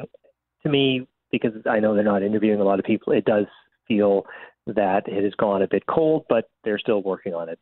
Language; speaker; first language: English; native; English